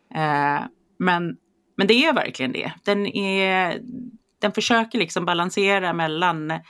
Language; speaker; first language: Swedish; native; Swedish